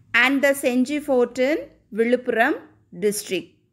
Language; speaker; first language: English; non-native, local second language; Tamil